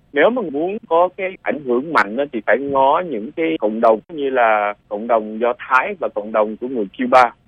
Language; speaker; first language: Vietnamese; early bilingual, other home language; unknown